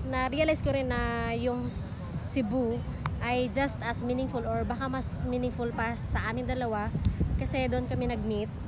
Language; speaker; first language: Filipino; native; Filipino